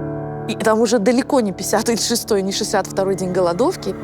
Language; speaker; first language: Russian; native; Russian